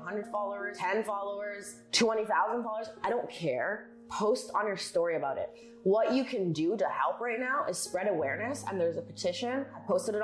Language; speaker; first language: English; early bilingual, other home language; Persian